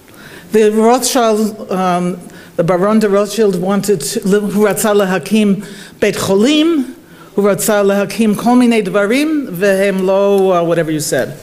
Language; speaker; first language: Hebrew; non-native, fluent; English